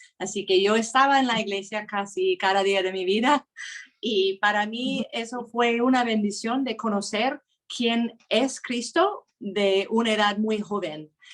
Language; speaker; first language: Spanish; non-native, fluent; English